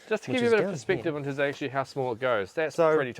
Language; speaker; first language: English; native; English